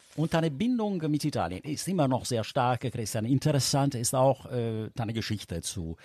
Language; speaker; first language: German; non-native, fluent; Italian